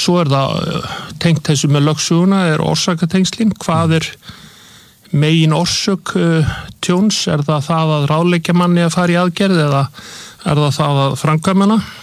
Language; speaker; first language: Icelandic; native; Icelandic